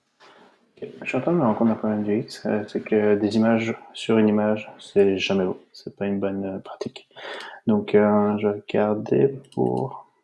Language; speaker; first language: French; native; French